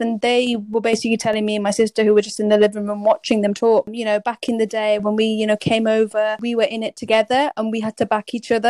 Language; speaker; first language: English; native; English